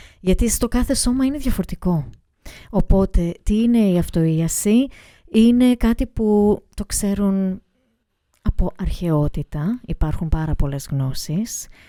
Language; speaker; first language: Greek; early bilingual, heritage; Greek